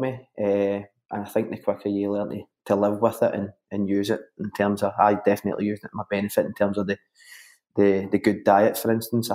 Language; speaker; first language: English; native; English